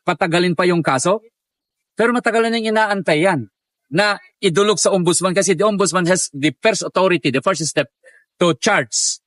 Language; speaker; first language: Filipino; non-native, local second language; Iloko